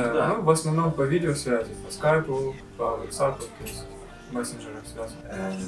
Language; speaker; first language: Russian; native; Russian